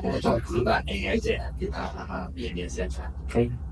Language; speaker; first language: Indonesian; native; Indonesian